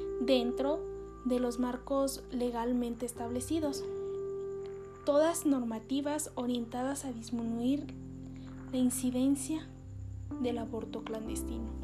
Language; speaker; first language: Spanish; native; Spanish